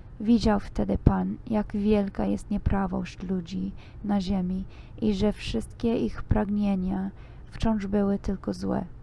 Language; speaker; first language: Polish; non-native, learner; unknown